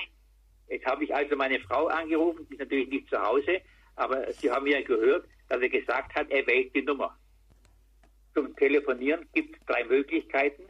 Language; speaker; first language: German; native; German